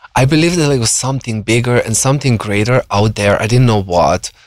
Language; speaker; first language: English; non-native, fluent; Slovenian